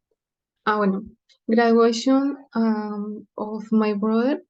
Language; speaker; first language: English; non-native, learner; Spanish